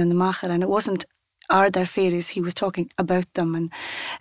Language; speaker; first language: English; non-native, local second language; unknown